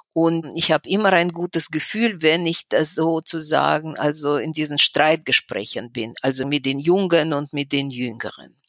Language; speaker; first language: German; non-native, fluent; Russian